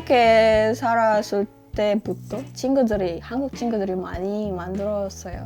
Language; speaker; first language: Korean; non-native, learner; Filipino